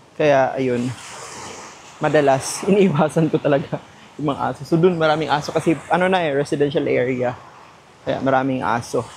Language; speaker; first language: Filipino; non-native, local second language; Cebuano